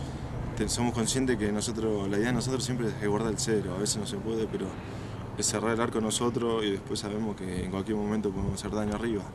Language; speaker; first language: Spanish; native; Spanish